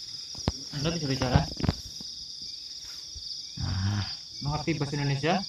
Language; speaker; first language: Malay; non-native, local second language; Javanese